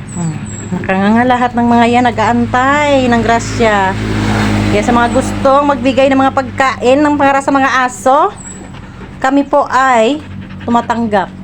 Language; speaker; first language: Filipino; non-native, local second language; Cebuano